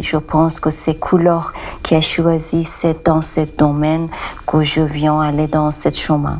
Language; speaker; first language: French; non-native, learner; Persian